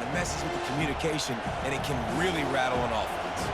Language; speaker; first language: English; native; English